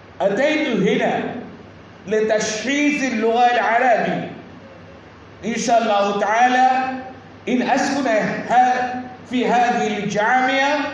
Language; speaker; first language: Arabic; non-native, learner; Bangla